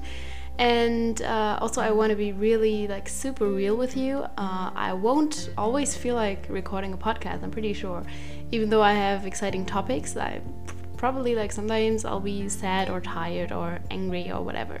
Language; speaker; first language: English; non-native, fluent; German